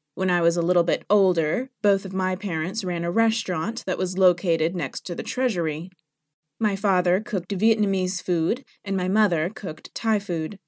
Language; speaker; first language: English; non-native, fluent; Thai